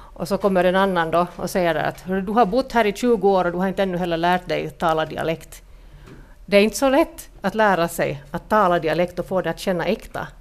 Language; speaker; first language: Swedish; native; Swedish